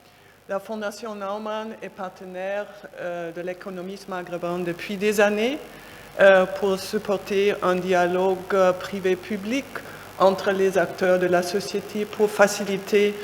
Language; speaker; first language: French; non-native, fluent; German